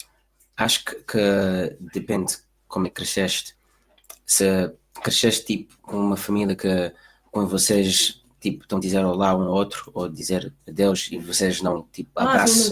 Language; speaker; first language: Portuguese; early bilingual, heritage; Portuguese